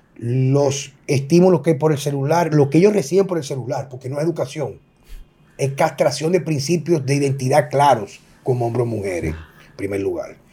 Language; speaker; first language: Spanish; native; Spanish